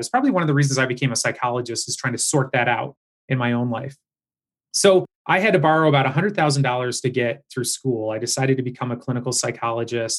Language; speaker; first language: English; native; English